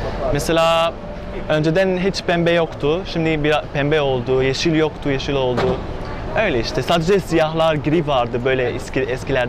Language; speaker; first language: Turkish; non-native, learner; Arabic